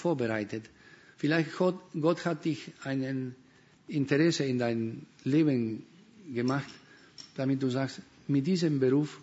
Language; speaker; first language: German; non-native, fluent; Spanish